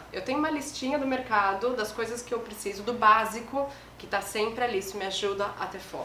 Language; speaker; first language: Portuguese; native; Portuguese